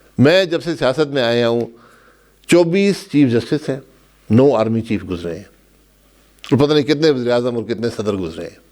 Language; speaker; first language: Urdu; non-native, local second language; Pahari-Potwari